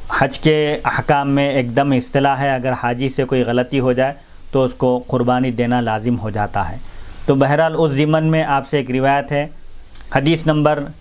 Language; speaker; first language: Urdu; native; Urdu